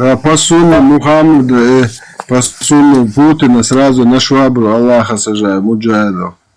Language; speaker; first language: Russian; non-native, local second language; Chechen